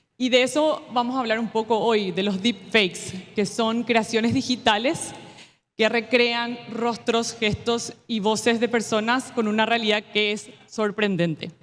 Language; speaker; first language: Spanish; native; Spanish